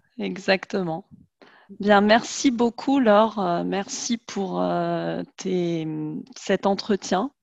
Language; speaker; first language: French; native; French